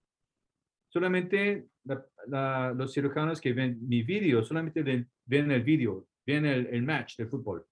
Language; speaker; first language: Spanish; non-native, fluent; Korean